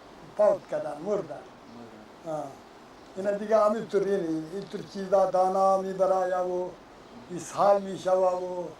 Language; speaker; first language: Persian; non-native, local second language; Kyrgyz